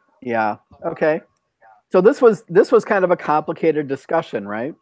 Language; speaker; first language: English; native; English